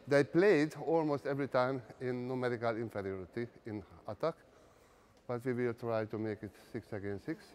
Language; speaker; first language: English; non-native, learner; Hungarian